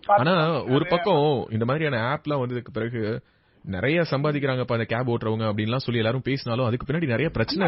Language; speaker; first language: Tamil; native; Tamil